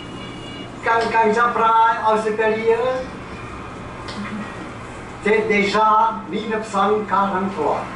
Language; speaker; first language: French; non-native, learner; Chinese